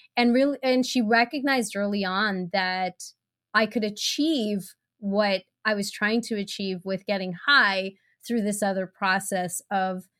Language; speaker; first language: English; early bilingual, other home language; Spanish